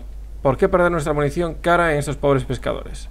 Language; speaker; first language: Spanish; native; Spanish